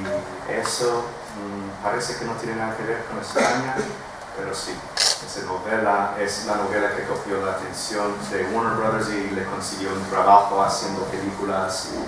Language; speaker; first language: Spanish; non-native, fluent; English